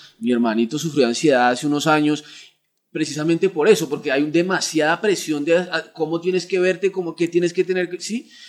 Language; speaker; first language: Spanish; native; Spanish